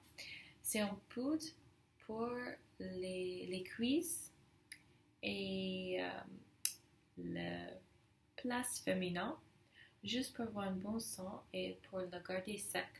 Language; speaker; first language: French; non-native, learner; English